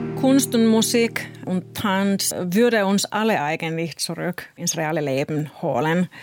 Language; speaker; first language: German; non-native, fluent; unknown